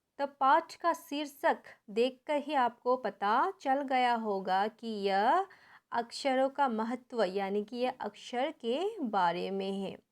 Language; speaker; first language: Hindi; non-native, local second language; Nepali